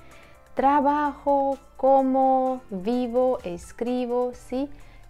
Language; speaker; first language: Spanish; non-native, fluent; Russian